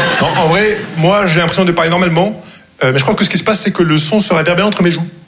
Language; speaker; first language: French; non-native, local second language; Arabic